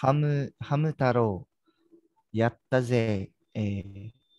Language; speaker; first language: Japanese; non-native, learner; English